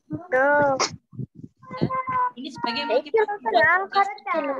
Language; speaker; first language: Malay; non-native, local second language; Javanese